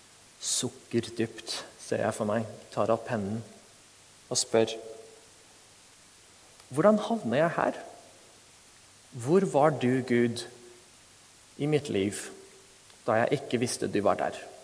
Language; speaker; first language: Norwegian; non-native, fluent; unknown